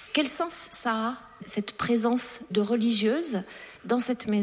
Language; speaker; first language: French; native; French